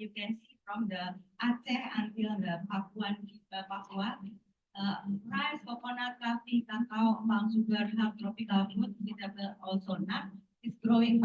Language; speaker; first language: English; non-native, learner; Indonesian